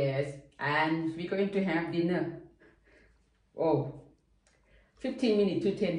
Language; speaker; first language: English; non-native, learner; Thai